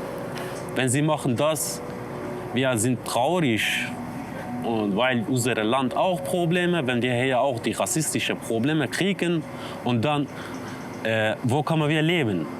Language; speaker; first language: German; non-native, learner; Kurdish